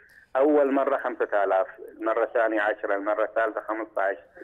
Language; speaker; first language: Arabic; native; Arabic